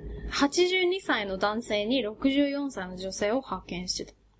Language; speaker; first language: Japanese; native; Japanese